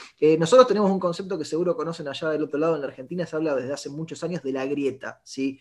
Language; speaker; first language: Spanish; native; Spanish